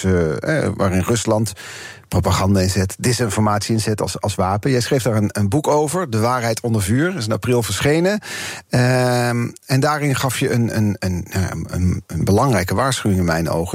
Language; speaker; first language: Dutch; native; Dutch